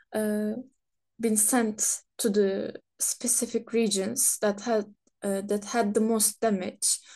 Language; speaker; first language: English; non-native, fluent; Turkish